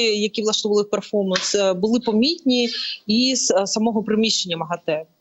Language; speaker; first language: Ukrainian; native; Ukrainian